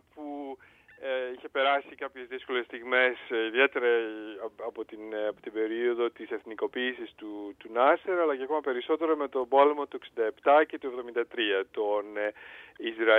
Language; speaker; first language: Greek; early bilingual, heritage; Greek